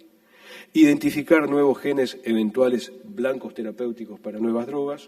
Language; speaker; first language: Spanish; native; Spanish